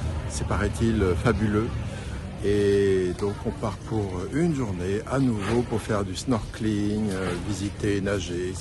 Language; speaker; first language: French; native; French